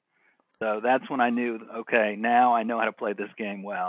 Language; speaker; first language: English; native; English